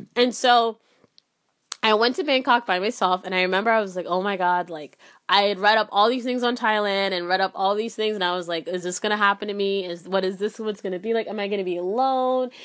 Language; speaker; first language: English; early bilingual, other home language; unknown